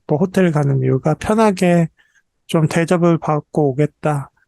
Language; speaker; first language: Korean; native; Korean